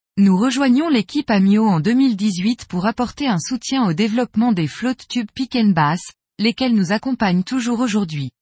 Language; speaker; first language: French; native; French